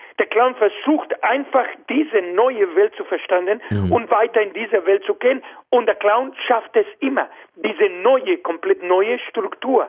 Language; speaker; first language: German; non-native, fluent; Spanish